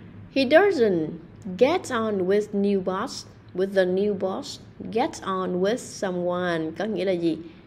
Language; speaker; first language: English; non-native, fluent; Vietnamese